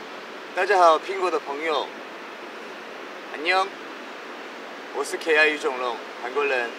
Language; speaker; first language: Chinese; non-native, learner; Korean